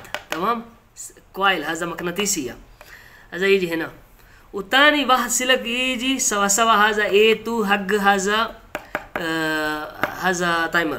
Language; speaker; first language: Arabic; non-native, learner; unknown